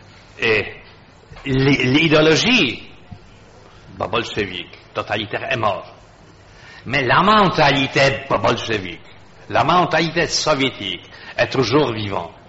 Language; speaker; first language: French; non-native, fluent; Polish